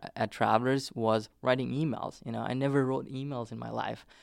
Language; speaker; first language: English; non-native, fluent; Nepali